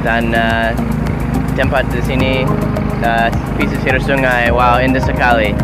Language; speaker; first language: Indonesian; non-native, learner; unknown